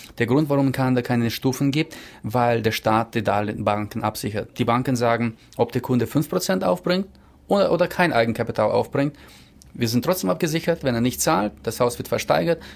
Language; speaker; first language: German; early bilingual, heritage; German